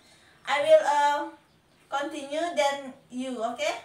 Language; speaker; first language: English; non-native, learner; Indonesian